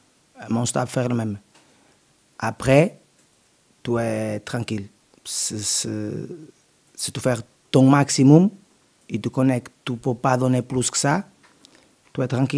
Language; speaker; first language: French; non-native, learner; Portuguese